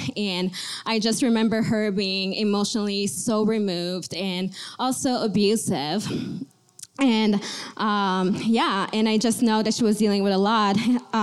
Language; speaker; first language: English; native; English